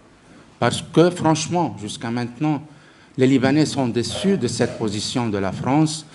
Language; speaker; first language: French; non-native, local second language; Arabic